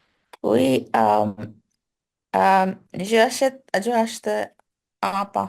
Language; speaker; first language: French; non-native, learner; English